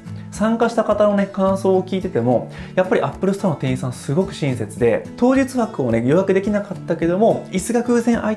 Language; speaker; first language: Japanese; native; Japanese